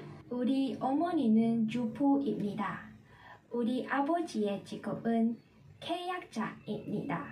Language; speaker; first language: Korean; non-native, learner; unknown